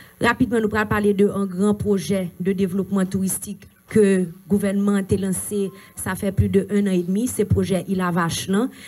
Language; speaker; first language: French; non-native, local second language; Haitian Creole